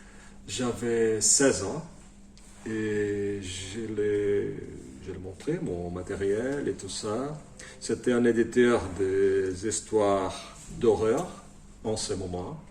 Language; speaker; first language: French; non-native, fluent; Portuguese